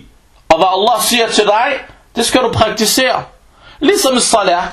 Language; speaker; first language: Danish; early bilingual, other home language; Arabic